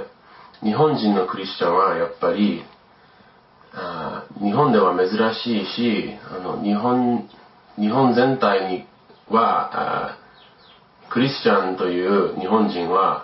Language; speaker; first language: Japanese; early bilingual, other home language; English